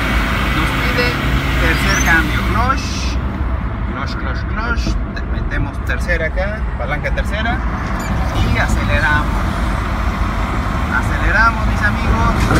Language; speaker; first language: Spanish; native; Spanish